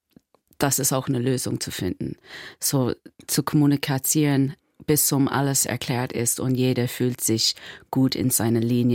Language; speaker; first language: German; non-native, learner; English